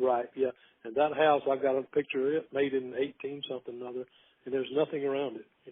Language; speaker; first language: English; native; English